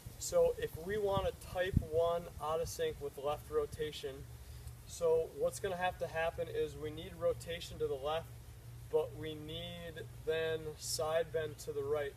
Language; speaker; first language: English; native; English